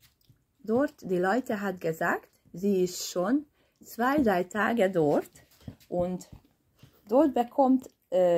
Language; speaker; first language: German; non-native, learner; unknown